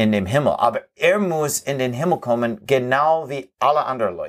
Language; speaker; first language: German; non-native, fluent; English